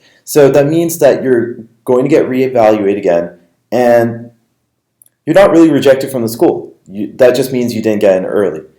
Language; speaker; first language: English; native; English